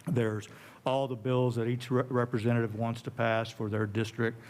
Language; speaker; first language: English; native; English